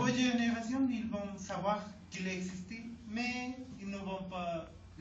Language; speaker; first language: French; non-native, learner; Spanish